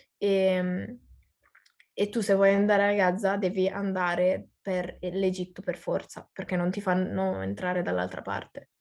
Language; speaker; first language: Italian; early bilingual, other home language; Arabic